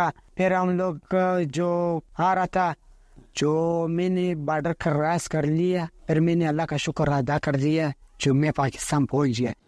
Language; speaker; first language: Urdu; early bilingual, heritage; Pashto